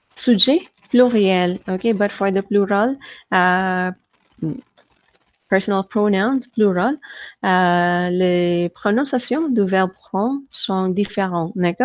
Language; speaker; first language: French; non-native, fluent; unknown